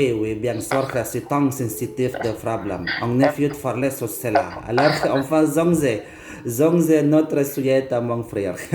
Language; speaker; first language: French; non-native, learner; Indonesian